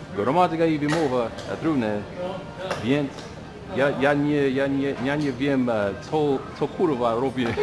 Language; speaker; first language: Polish; non-native, learner; English